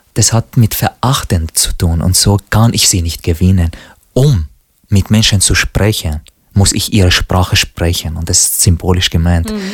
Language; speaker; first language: German; non-native, fluent; Arabic